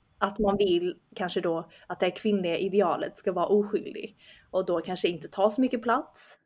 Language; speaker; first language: Swedish; early bilingual, other home language; Chinese